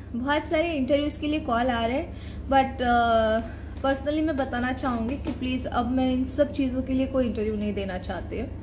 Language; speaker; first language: Hindi; non-native, local second language; Gujarati